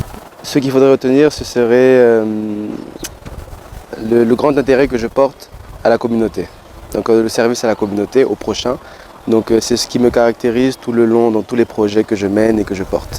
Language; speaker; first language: French; non-native, local second language; Lingala